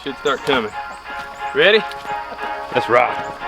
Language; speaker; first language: English; native; English